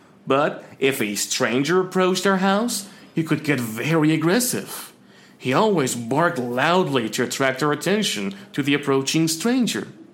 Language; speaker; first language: English; non-native, fluent; Persian